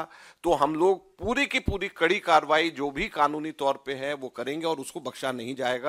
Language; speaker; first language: Hindi; native; Hindi